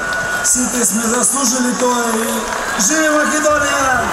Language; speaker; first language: Macedonian; non-native, learner; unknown